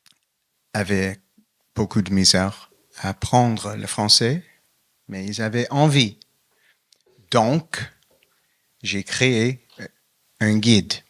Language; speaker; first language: French; non-native, fluent; English